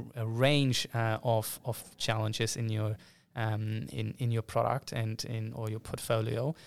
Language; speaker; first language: English; non-native, fluent; German